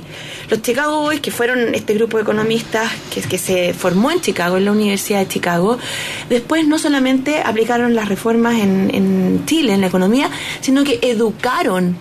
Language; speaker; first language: Spanish; native; Spanish